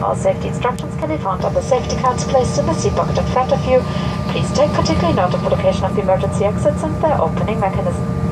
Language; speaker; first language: English; non-native, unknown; German